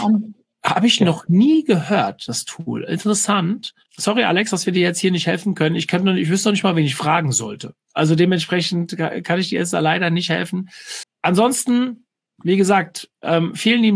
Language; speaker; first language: German; native; German